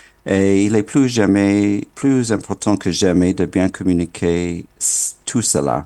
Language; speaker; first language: French; non-native, fluent; English